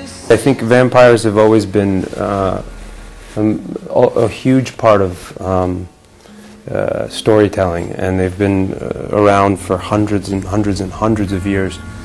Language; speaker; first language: English; early bilingual, other home language; Polish